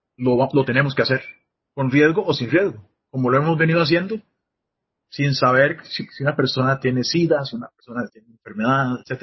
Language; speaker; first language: Spanish; native; Spanish